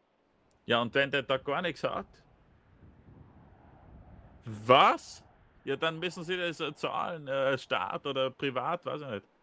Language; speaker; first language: German; native; German